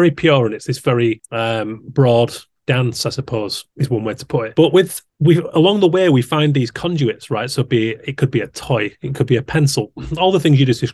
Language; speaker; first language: English; native; English